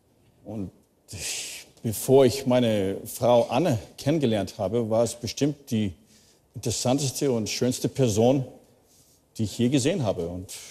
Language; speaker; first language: German; early bilingual, heritage; German